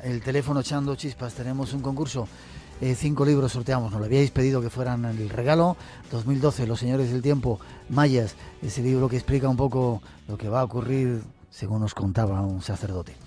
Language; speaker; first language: Spanish; native; Spanish